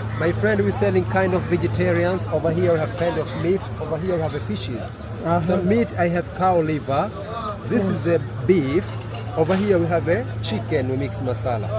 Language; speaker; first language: English; non-native, local second language; Swahili